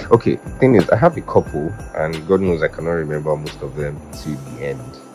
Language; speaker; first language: English; non-native, local second language; Yoruba